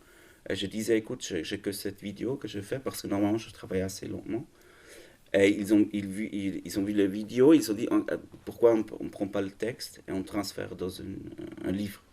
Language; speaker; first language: French; non-native, learner; German